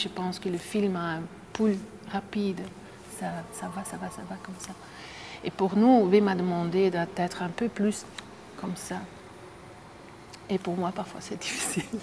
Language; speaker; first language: French; non-native, local second language; Dutch